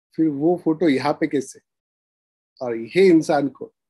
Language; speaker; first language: Hindi; non-native, local second language; Marathi